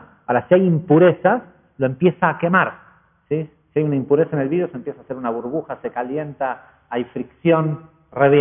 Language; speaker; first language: Spanish; native; Spanish